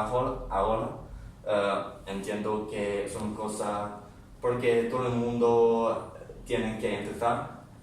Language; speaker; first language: Spanish; non-native, learner; English